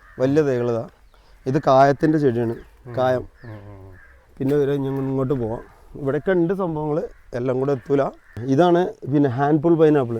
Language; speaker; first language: Malayalam; native; Malayalam